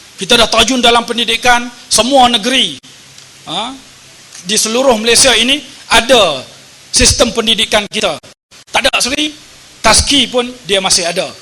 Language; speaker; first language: Malay; native; Malay